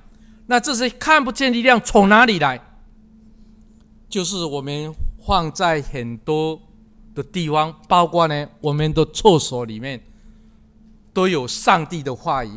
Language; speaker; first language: Chinese; non-native, local second language; Min Nan Chinese